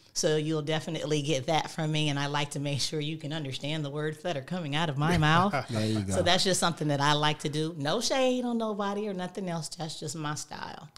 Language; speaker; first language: English; native; English